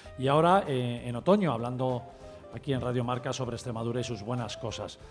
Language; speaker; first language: Spanish; early bilingual, heritage; Spanish